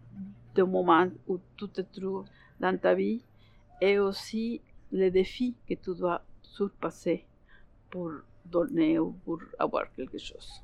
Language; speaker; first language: French; non-native, learner; Spanish